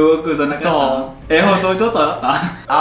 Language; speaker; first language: Japanese; non-native, learner; Vietnamese